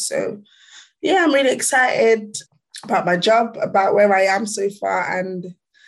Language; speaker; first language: English; non-native, local second language; Krio